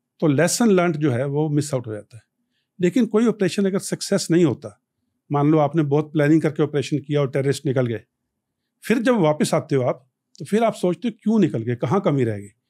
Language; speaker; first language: Hindi; non-native, local second language; Punjabi